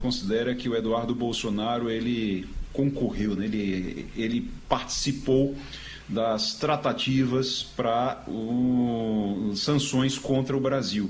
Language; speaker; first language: Portuguese; native; Portuguese